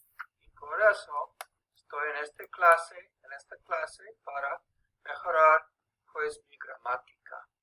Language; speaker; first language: Spanish; early bilingual, heritage; English